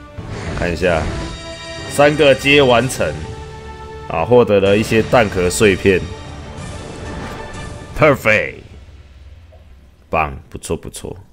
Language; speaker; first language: Chinese; native; Chinese